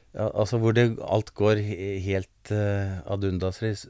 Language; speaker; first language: Norwegian; native; Norwegian